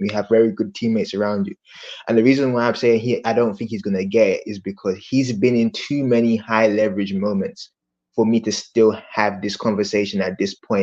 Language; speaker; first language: English; native; English